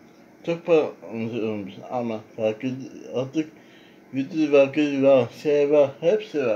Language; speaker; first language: Turkish; non-native, learner; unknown